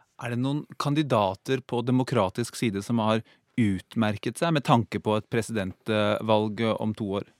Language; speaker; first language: Norwegian; native; Norwegian